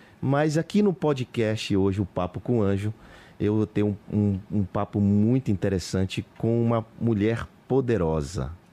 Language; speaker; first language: Portuguese; native; Portuguese